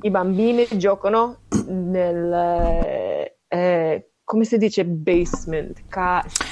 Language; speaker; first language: Italian; non-native, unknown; English